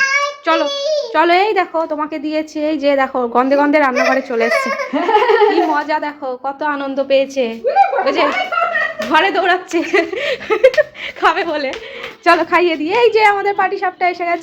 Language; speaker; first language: Bangla; native; Bangla